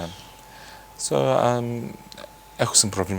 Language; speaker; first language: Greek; early bilingual, heritage; English